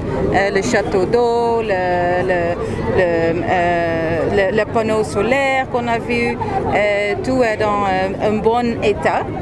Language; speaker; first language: French; non-native, fluent; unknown